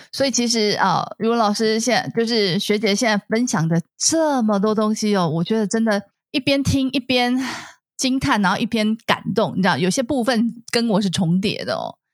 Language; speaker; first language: Chinese; native; Chinese